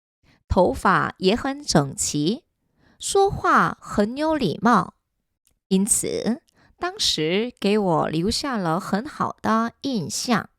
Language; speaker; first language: Chinese; non-native, fluent; Korean